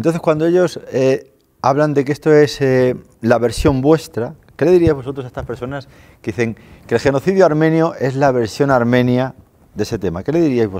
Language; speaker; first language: Spanish; native; Spanish